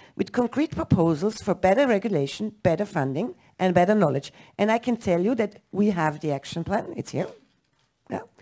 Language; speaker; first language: English; non-native, fluent; German